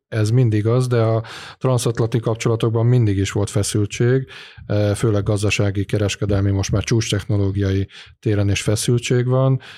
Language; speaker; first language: Hungarian; native; Hungarian